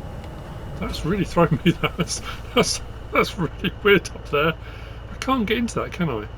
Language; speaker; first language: English; native; English